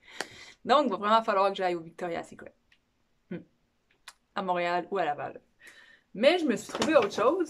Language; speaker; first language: French; native; French